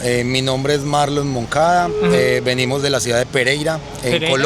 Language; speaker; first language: Spanish; native; Spanish